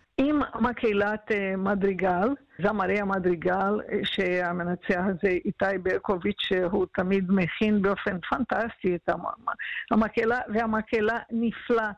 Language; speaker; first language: Hebrew; non-native, fluent; Portuguese